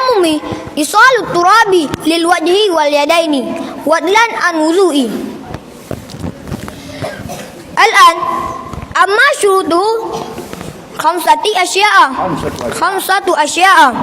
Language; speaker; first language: Arabic; non-native, learner; Achinese